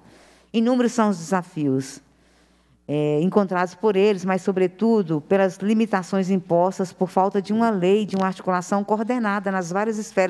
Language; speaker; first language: Portuguese; native; Portuguese